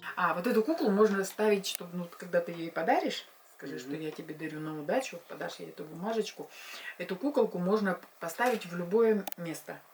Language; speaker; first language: Russian; native; Russian